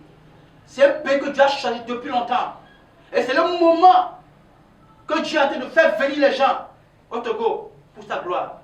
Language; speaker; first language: French; non-native, local second language; Ewe